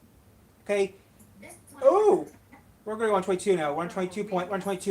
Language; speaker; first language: English; native; English